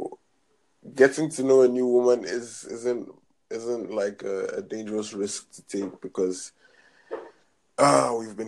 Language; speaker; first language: English; non-native, local second language; Akan